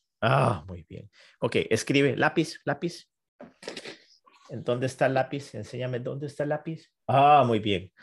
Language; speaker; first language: Spanish; non-native, fluent; English